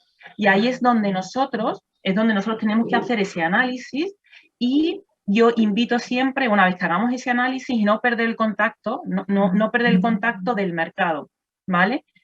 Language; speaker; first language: Spanish; native; Spanish